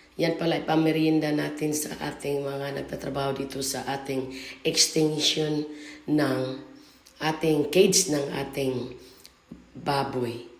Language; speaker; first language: Filipino; non-native, local second language; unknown